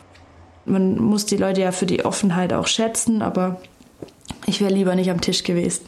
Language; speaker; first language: German; native; German